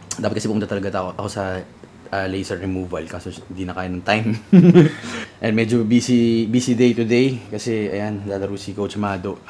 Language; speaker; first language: Filipino; native; Filipino